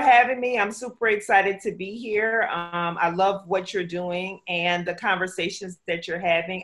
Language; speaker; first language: English; native; English